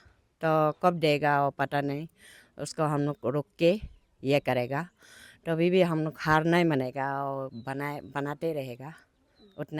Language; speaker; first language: Hindi; non-native, local second language; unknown